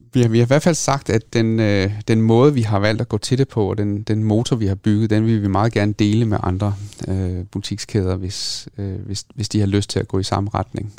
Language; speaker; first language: Danish; native; Danish